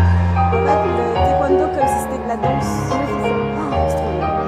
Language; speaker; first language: French; native; French